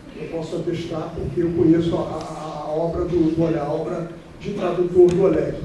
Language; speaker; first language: Portuguese; native; Portuguese